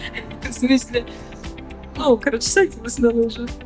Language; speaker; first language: Russian; native; Russian